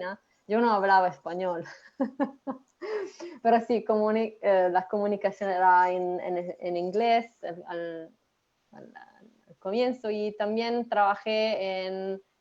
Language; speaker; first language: Spanish; non-native, fluent; Italian